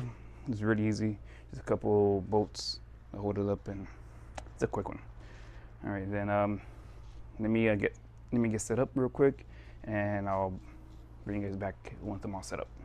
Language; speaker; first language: English; native; English